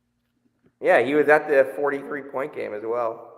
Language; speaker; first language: English; native; English